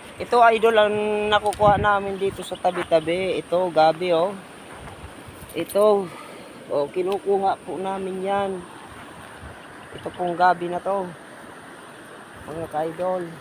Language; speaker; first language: Filipino; non-native, local second language; Bikol